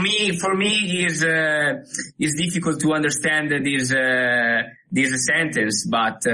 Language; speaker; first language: English; non-native, learner; Italian